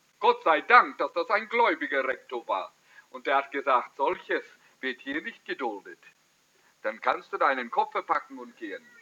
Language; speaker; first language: German; early bilingual, heritage; German